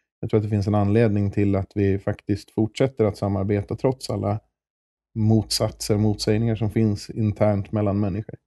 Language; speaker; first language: Swedish; native; Swedish